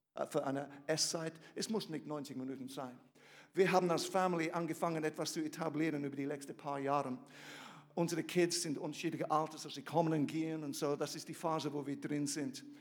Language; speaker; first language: German; non-native, fluent; English